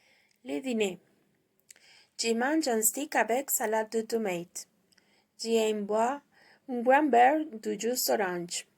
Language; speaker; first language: French; non-native, learner; Spanish